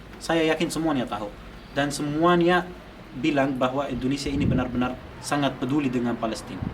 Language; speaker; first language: Indonesian; non-native, fluent; Arabic